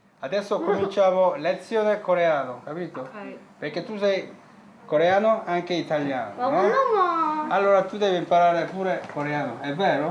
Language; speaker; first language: Italian; non-native, learner; Korean